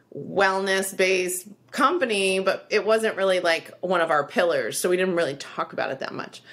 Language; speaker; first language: English; native; English